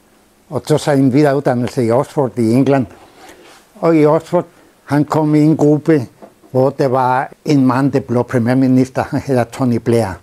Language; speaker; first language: Danish; non-native, fluent; Spanish